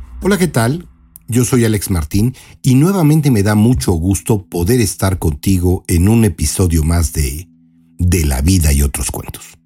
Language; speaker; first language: Spanish; native; Spanish